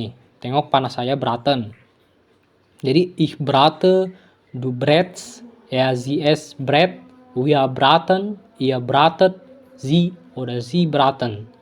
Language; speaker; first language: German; non-native, fluent; Indonesian